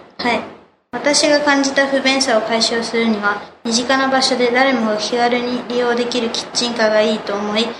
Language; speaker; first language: Japanese; early bilingual, other home language; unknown